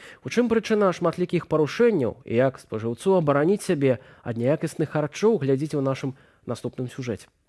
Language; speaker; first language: Belarusian; native; Belarusian